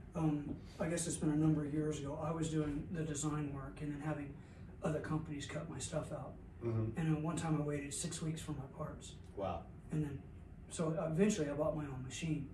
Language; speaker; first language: English; native; English